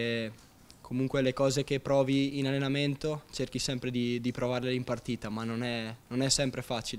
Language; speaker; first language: Italian; native; Italian